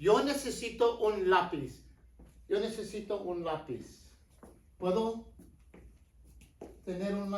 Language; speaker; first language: Spanish; non-native, fluent; English